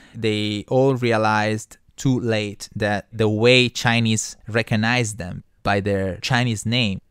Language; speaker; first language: English; non-native, fluent; Italian